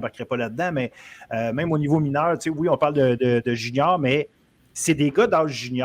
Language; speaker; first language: French; native; French